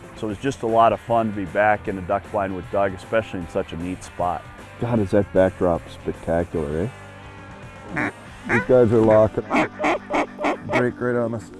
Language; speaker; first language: English; native; English